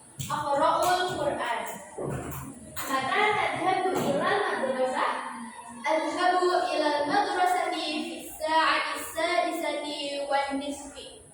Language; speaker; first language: Arabic; non-native, learner; Indonesian